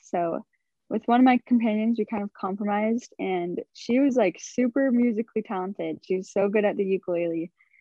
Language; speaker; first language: English; native; English